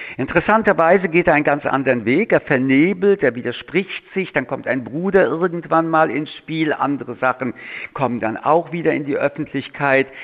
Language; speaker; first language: German; early bilingual, other home language; French